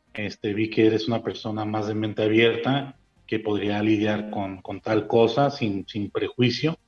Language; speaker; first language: Spanish; early bilingual, heritage; Spanish